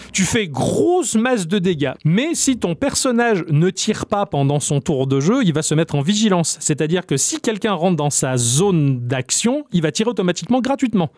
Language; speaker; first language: French; native; French